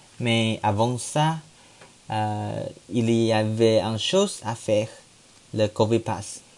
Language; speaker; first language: French; non-native, learner; Chinese